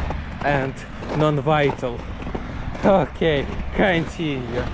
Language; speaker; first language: English; non-native, fluent; Russian